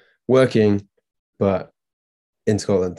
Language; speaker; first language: English; native; English